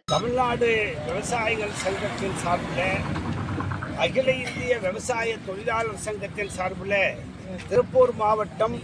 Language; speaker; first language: Tamil; native; Tamil